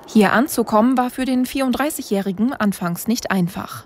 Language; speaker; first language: German; native; German